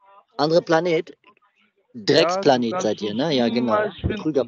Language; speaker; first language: German; native; German